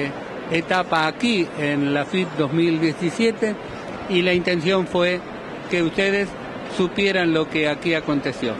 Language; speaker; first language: Spanish; native; Spanish